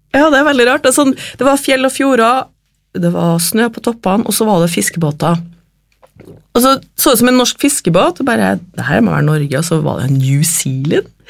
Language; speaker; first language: Norwegian; native; Norwegian